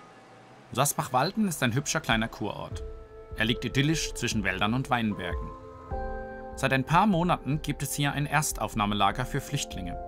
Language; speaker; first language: German; native; German